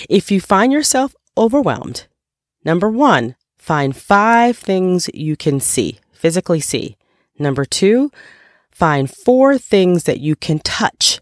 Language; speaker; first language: English; native; English